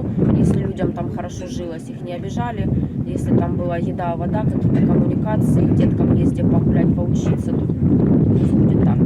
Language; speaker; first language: Russian; native; Russian